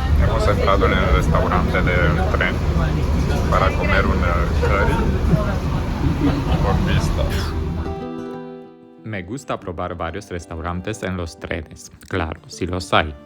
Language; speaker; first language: Spanish; non-native, fluent; Romanian